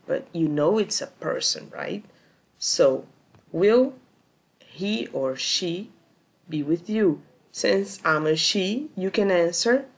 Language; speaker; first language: English; non-native, fluent; Portuguese